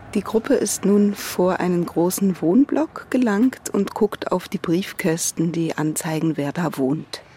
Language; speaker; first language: German; native; German